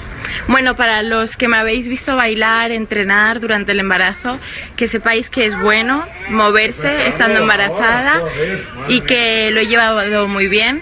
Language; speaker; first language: Spanish; native; Spanish